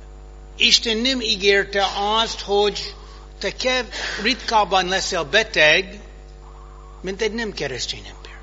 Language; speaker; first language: Hungarian; non-native, fluent; English